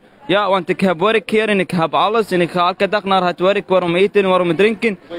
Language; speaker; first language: Dutch; non-native, learner; Arabic